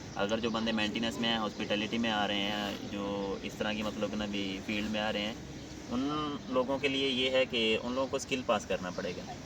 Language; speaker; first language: Urdu; non-native, local second language; Punjabi